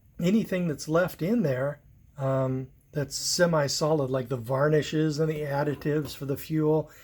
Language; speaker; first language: English; native; English